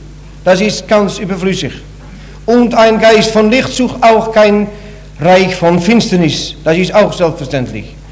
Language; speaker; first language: German; non-native, learner; Dutch